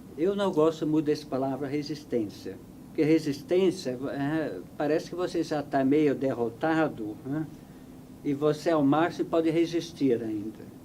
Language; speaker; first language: Portuguese; non-native, fluent; Dutch